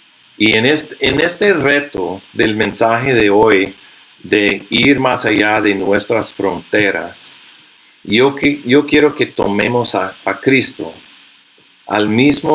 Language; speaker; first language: Spanish; non-native, fluent; English